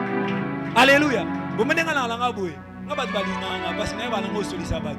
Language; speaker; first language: French; non-native, local second language; Lingala